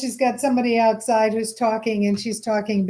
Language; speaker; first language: English; native; English